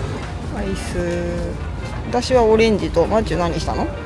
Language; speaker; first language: Japanese; native; Japanese